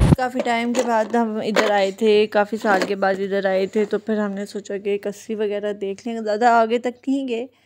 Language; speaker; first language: Urdu; native; Urdu